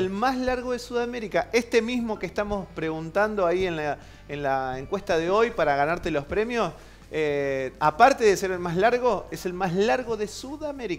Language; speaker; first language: Spanish; native; Spanish